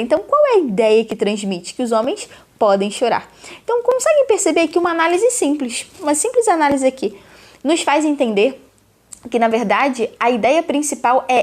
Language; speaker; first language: Portuguese; native; Portuguese